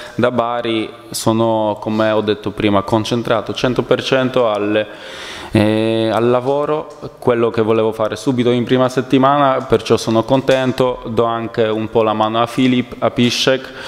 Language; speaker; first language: Italian; non-native, fluent; Polish